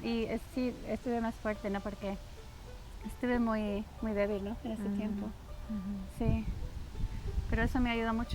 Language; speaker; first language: Spanish; early bilingual, heritage; Spanish